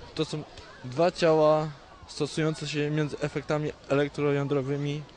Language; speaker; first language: Polish; native; Polish